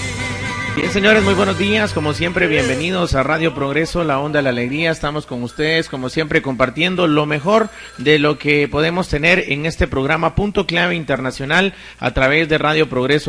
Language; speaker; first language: Spanish; native; Spanish